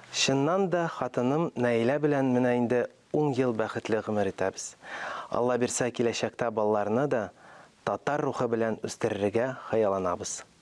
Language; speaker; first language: Tatar; non-native, local second language; Russian